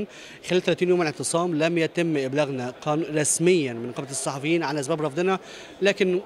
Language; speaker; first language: Arabic; native; Arabic